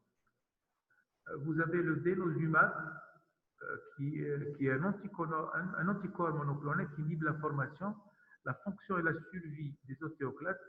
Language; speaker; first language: French; non-native, local second language; Arabic